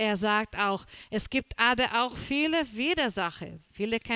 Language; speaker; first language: German; non-native, learner; Portuguese